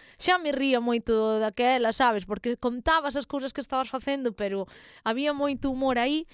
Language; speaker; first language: Galician; native; Galician